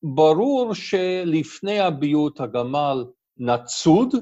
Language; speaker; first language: Hebrew; non-native, fluent; English